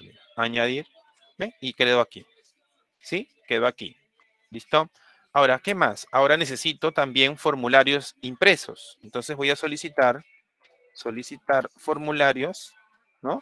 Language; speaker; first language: Spanish; native; Spanish